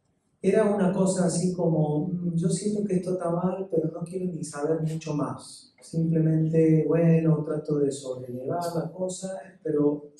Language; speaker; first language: Spanish; native; Spanish